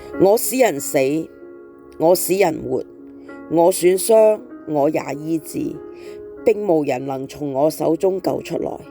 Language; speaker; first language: Cantonese; early bilingual, other home language; Chinese